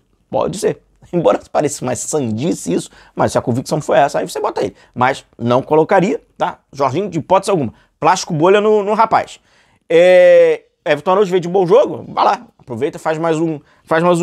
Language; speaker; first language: Portuguese; native; Portuguese